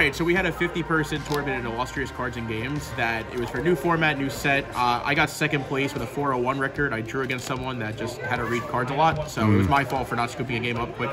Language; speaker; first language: English; native; English